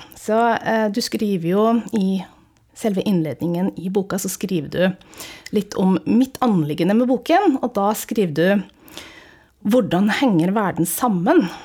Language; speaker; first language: Norwegian; native; Norwegian